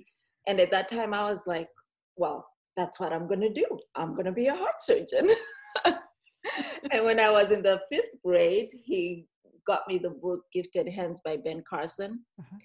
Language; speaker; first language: English; non-native, local second language; Shona